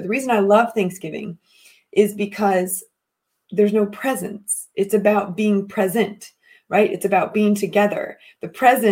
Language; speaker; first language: English; native; English